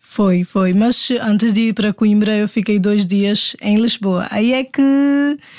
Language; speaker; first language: Portuguese; non-native, fluent; Hindi